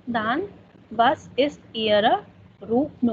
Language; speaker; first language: German; non-native, fluent; Hindi